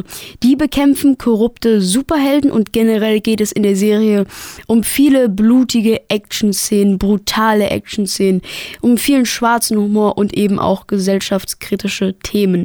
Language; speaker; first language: German; native; German